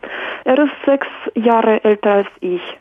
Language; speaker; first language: German; non-native, fluent; Russian